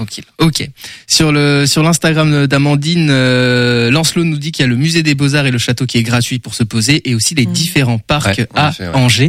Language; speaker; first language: French; native; French